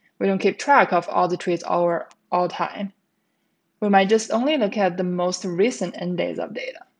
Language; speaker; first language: English; native; English